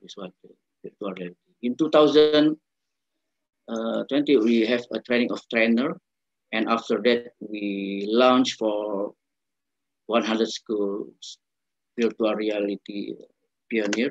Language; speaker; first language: English; non-native, learner; Indonesian